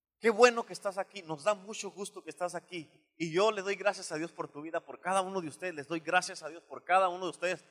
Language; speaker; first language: Spanish; native; Spanish